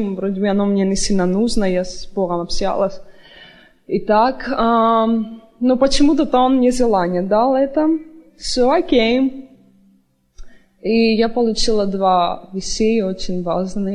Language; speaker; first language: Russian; early bilingual, heritage; Russian